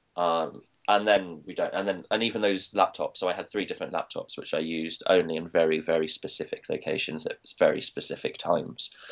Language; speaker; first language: English; native; English